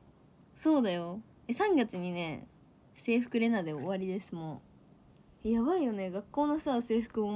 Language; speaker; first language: Japanese; native; Japanese